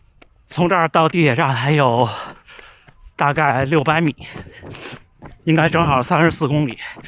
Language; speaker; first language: Chinese; native; Chinese